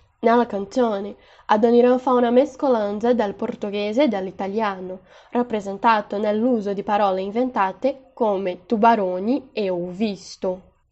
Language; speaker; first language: Italian; non-native, learner; Portuguese